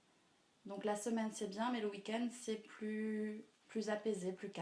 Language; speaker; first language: French; native; French